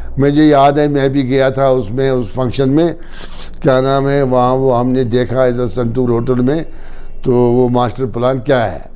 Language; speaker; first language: Urdu; non-native, local second language; Kashmiri